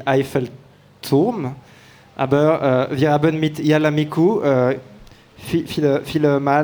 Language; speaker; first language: German; non-native, learner; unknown